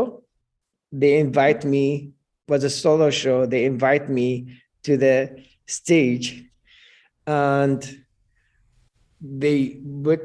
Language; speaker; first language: English; non-native, fluent; Arabic